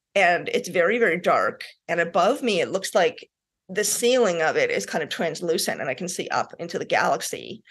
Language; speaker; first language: English; native; English